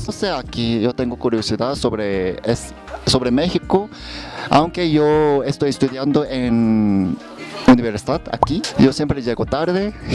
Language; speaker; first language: Spanish; non-native, learner; Korean